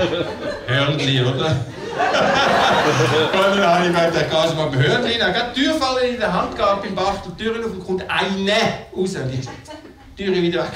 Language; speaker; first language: German; native; German